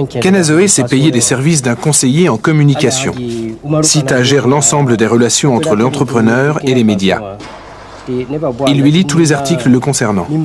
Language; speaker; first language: French; native; French